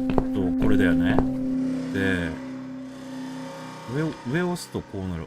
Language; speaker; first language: Japanese; native; Japanese